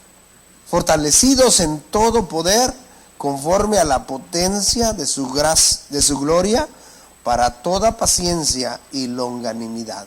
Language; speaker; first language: Spanish; native; Spanish